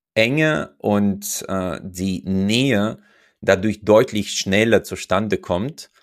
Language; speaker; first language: German; non-native, fluent; Russian